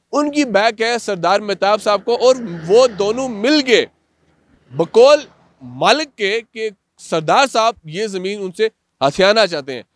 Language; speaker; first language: Urdu; non-native, local second language; Punjabi